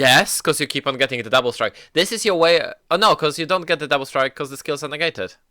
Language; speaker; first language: English; native; English